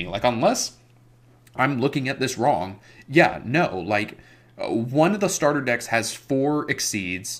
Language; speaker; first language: English; native; English